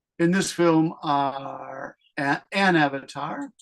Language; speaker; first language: English; native; English